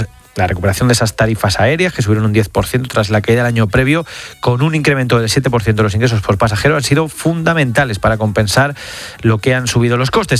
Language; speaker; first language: Spanish; native; Spanish